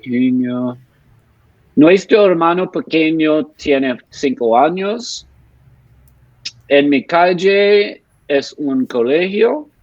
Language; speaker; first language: Spanish; non-native, learner; English